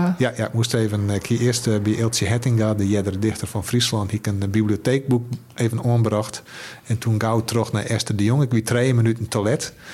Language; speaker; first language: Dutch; non-native, local second language; Western Frisian